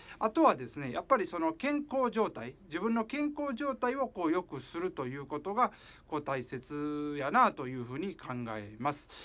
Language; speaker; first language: Japanese; native; Japanese